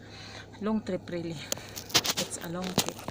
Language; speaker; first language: English; non-native, local second language; Filipino